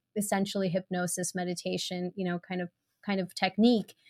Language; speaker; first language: English; early bilingual, other home language; Spanish